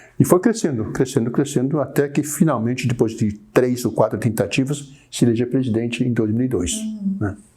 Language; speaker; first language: Portuguese; early bilingual, other home language; Chinese